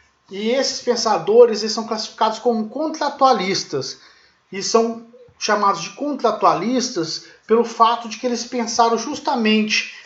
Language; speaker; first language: Portuguese; native; Portuguese